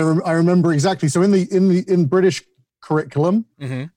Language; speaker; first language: English; native; English